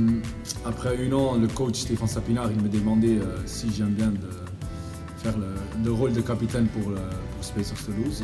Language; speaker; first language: French; non-native, learner; Dutch